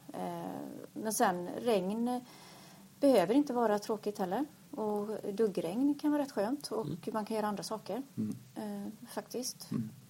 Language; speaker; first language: Swedish; native; Swedish